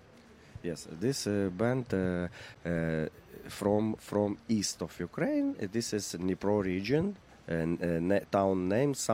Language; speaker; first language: English; non-native, learner; Ukrainian